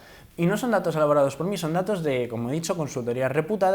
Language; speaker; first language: Spanish; native; Spanish